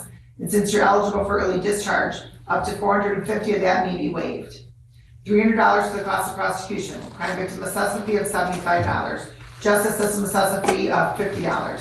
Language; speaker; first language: English; native; English